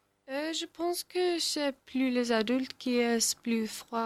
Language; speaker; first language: French; non-native, learner; English